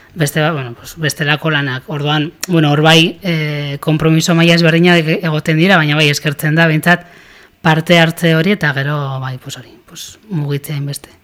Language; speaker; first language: Basque; non-native, local second language; Spanish